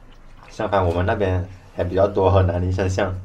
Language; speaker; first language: Chinese; native; Chinese